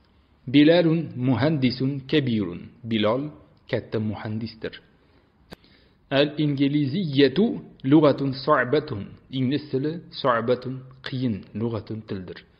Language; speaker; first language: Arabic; non-native, fluent; Uzbek